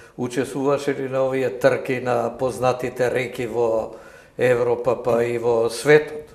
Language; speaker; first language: Macedonian; native; Macedonian